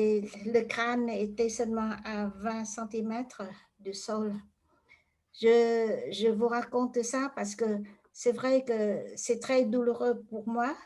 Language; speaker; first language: French; non-native, fluent; Vietnamese